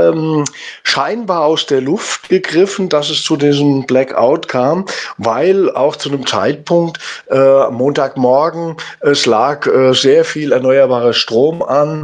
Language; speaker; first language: German; native; German